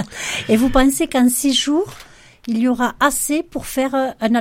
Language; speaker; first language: French; native; French